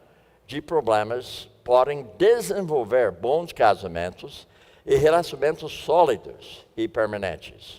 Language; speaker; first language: Portuguese; non-native, fluent; English